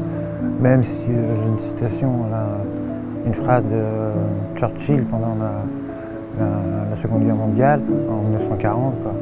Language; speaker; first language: French; native; French